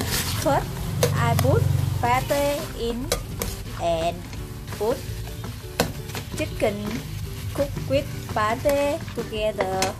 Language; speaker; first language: English; non-native, learner; Vietnamese